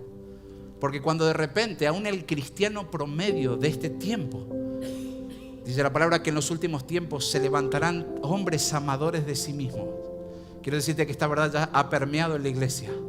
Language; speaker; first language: Spanish; native; Spanish